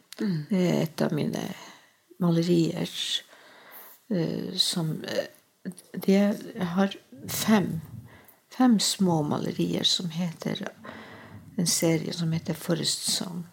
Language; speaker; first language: Norwegian; non-native, local second language; Northern Sami